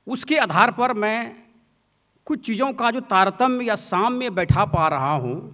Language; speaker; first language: Hindi; native; Hindi